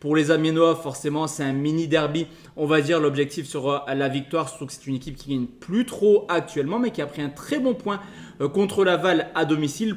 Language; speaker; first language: French; native; French